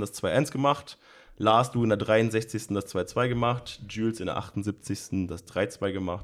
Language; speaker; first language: German; native; German